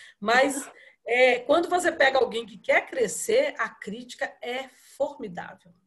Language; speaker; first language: Portuguese; native; Portuguese